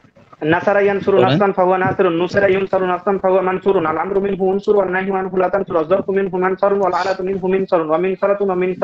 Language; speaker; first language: Arabic; non-native, learner; Bangla